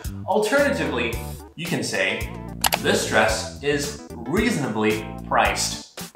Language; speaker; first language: English; non-native, local second language; Cantonese